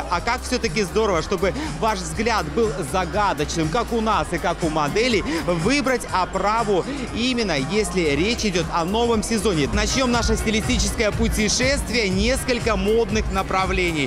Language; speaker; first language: Russian; native; Russian